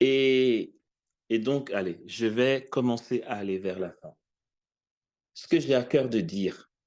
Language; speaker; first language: French; native; French